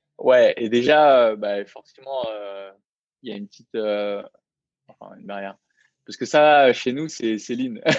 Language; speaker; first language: French; early bilingual, other home language; Vietnamese